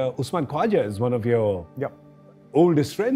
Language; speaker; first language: English; non-native, local second language; Hindi